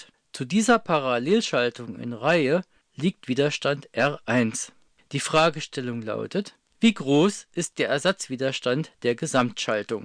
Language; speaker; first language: German; native; German